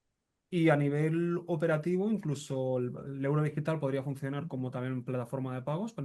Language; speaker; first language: Spanish; native; Spanish